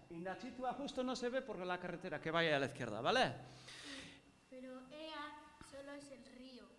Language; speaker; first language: Spanish; non-native, fluent; English